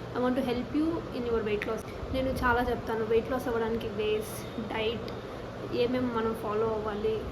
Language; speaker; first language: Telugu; non-native, local second language; Rajasthani